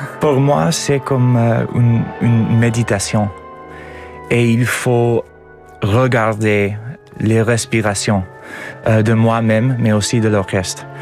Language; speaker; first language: French; non-native, learner; English